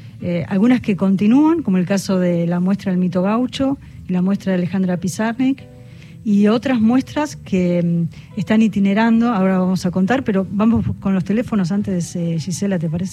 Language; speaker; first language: Spanish; native; Spanish